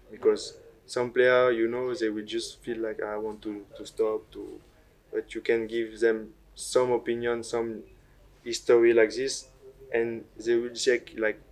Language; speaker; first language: English; non-native, learner; French